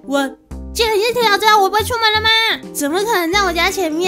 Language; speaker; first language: Chinese; native; Chinese